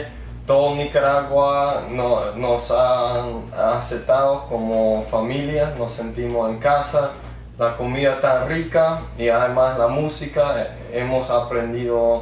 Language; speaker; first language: Spanish; early bilingual, heritage; English